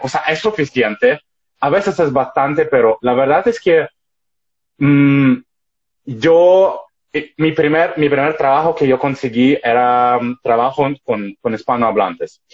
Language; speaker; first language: Spanish; non-native, fluent; Russian